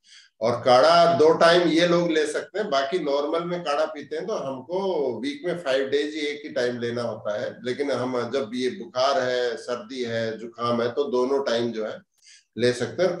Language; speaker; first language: Hindi; native; Hindi